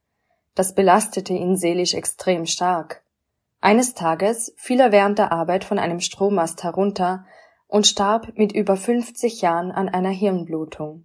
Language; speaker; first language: German; native; German